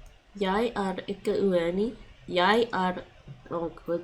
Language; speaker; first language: Norwegian; non-native, learner; English